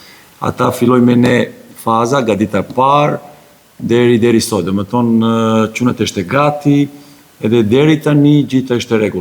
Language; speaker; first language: Albanian; non-native, learner; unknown